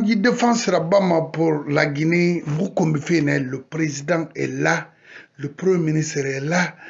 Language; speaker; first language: French; non-native, local second language; Susu